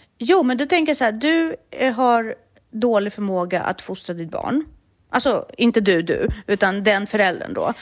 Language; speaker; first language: Swedish; early bilingual, other home language; Russian